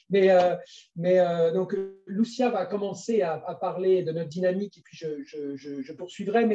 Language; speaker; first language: French; native; French